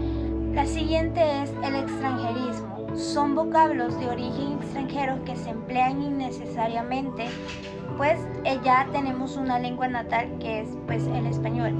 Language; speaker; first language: Spanish; native; Spanish